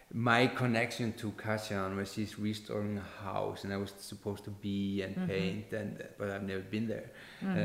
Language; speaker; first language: English; non-native, fluent; Icelandic